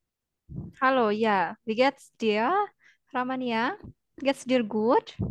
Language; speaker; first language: German; non-native, fluent; Indonesian